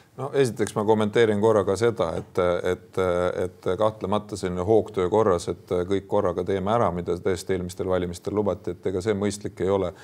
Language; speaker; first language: Estonian; non-native, local second language; Russian